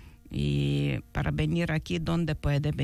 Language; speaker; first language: Spanish; non-native, learner; Ukrainian